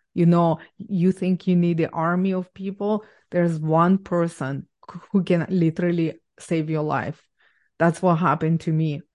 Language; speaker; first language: English; non-native, fluent; Ukrainian